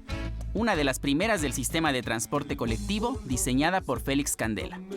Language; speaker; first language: Spanish; native; Spanish